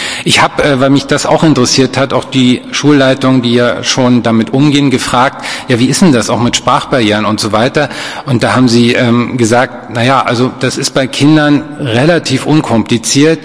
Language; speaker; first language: German; native; German